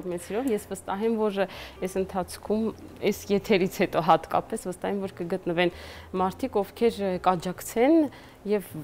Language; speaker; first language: Armenian; native; Armenian